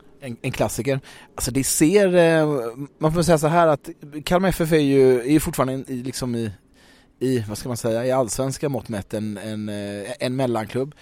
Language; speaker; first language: Swedish; native; Swedish